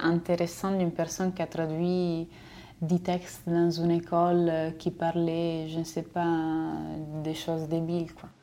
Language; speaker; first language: French; non-native, fluent; Italian